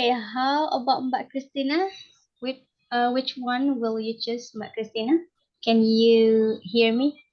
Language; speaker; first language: English; non-native, learner; Indonesian